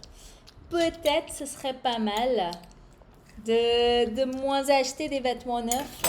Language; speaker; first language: French; non-native, fluent; English